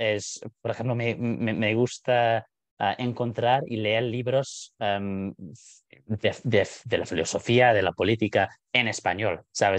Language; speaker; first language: Spanish; non-native, fluent; English